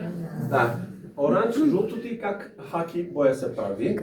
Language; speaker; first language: Bulgarian; non-native, learner; Serbian